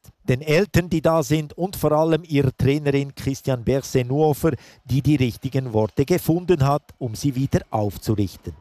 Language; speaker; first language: German; native; German